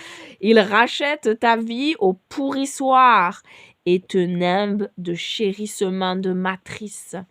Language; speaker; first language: French; native; French